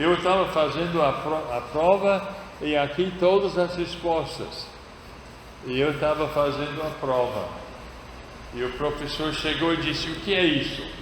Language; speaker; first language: Portuguese; non-native, fluent; English